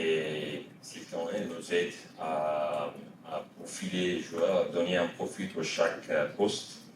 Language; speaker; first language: French; non-native, fluent; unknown